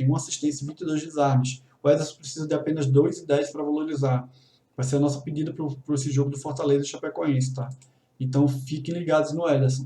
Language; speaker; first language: Portuguese; native; Portuguese